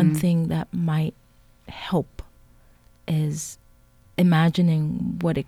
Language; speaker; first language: English; non-native, local second language; Igbo